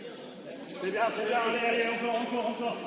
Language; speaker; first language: French; native; French